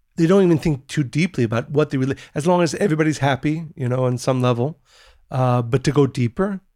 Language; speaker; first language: English; early bilingual, other home language; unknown